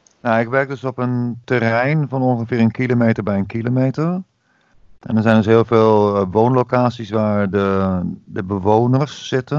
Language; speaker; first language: Dutch; native; Dutch